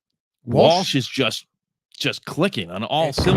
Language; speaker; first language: English; native; English